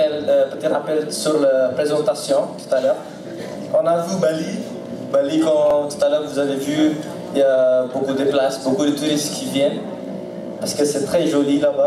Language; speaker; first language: French; non-native, learner; Indonesian